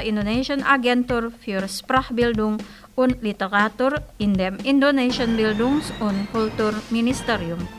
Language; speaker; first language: German; non-native, fluent; Indonesian